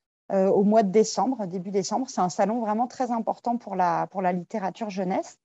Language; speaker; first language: French; native; French